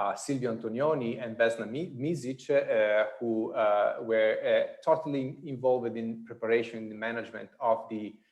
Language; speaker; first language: English; non-native, fluent; Italian